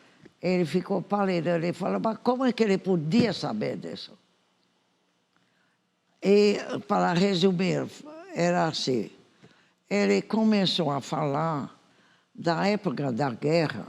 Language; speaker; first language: Portuguese; non-native, fluent; English